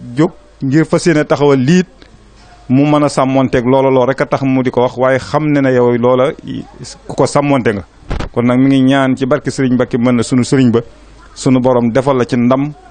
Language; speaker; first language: Wolof; native; Wolof